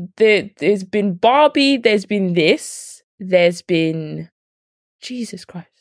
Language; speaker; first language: English; native; English